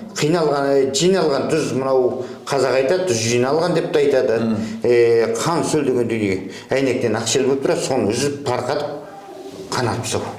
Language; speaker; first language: Kazakh; early bilingual, heritage; Kazakh